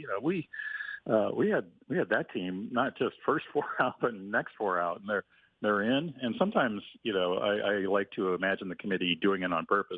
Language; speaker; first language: English; native; English